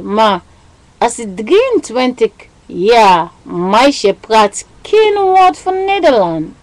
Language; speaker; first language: Dutch; non-native, learner; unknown